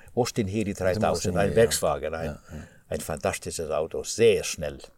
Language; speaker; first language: German; non-native, fluent; Finnish